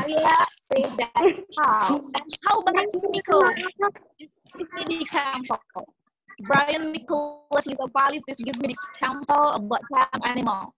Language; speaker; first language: English; non-native, fluent; Indonesian